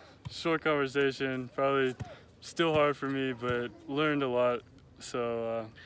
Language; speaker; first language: English; native; English